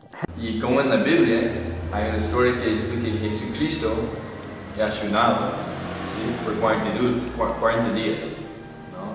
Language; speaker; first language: Spanish; non-native, fluent; English